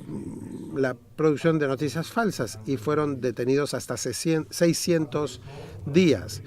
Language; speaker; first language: Spanish; native; Spanish